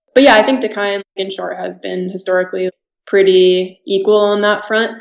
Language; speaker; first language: English; native; English